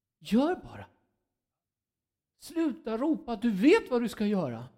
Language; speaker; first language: Swedish; non-native, fluent; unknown